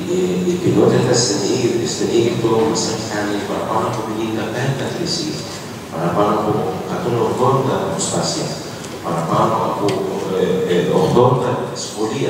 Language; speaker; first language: Greek; non-native, learner; Arabic